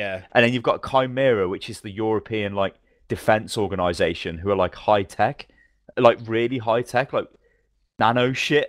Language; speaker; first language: English; native; English